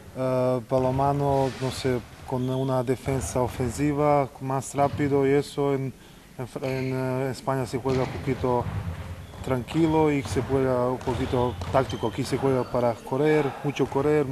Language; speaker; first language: Spanish; non-native, learner; Serbian